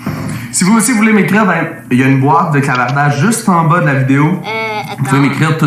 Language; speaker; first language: French; native; French